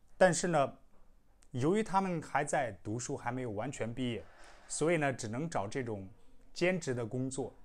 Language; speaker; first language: Chinese; native; Chinese